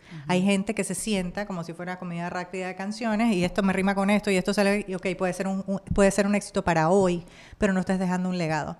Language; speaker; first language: Spanish; native; Spanish